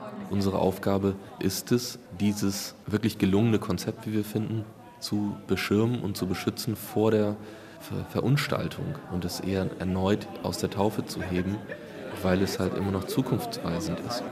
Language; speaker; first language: German; native; German